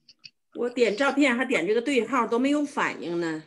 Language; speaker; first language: Chinese; native; Chinese